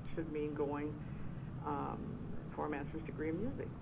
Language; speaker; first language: English; native; English